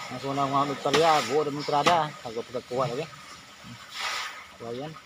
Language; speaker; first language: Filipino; non-native, local second language; Cebuano